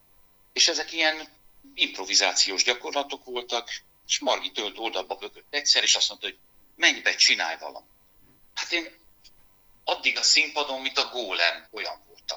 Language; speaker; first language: Hungarian; native; Hungarian